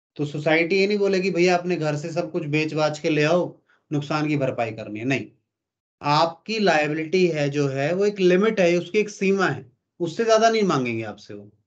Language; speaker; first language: Hindi; native; Hindi